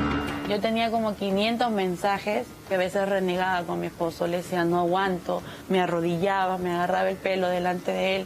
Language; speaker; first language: Spanish; native; Spanish